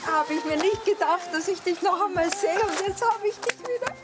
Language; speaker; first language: German; native; German